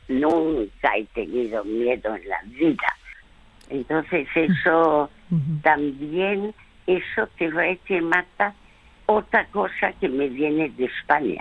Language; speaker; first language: Spanish; early bilingual, other home language; French